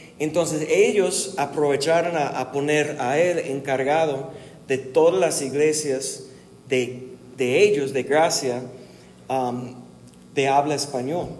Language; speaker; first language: Spanish; non-native, fluent; English